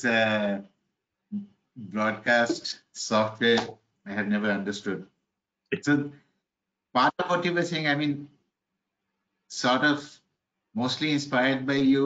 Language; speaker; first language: English; non-native, local second language; Hindi